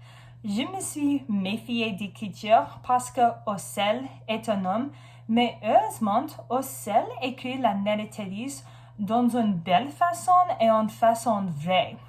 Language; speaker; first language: French; non-native, learner; English